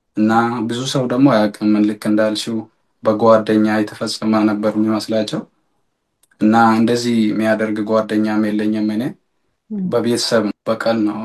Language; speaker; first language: Amharic; non-native, local second language; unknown